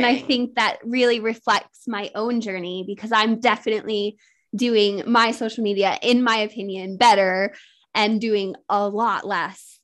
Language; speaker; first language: English; native; English